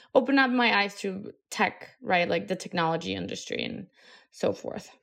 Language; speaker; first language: English; non-native, fluent; Spanish